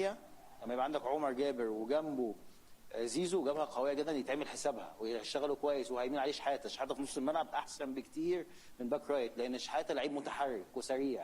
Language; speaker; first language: Arabic; native; Arabic